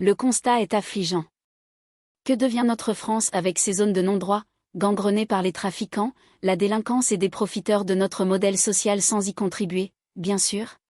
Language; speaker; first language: French; native; French